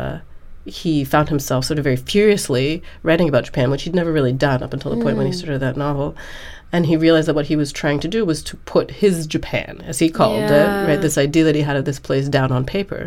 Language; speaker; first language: English; native; English